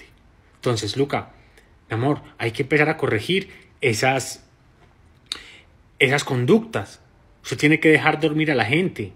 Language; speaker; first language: Spanish; native; Spanish